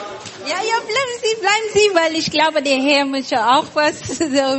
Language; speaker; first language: German; non-native, fluent; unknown